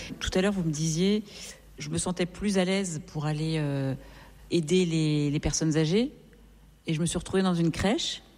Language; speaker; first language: French; native; French